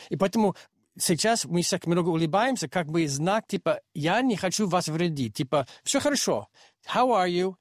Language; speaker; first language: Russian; non-native, fluent; English